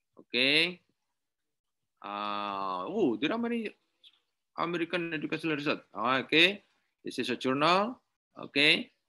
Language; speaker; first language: English; non-native, learner; Indonesian